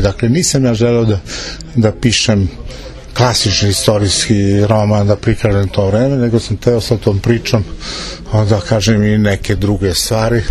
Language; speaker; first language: Serbian; native; Serbian